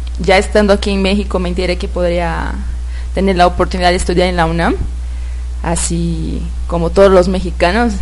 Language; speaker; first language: Spanish; non-native, fluent; Portuguese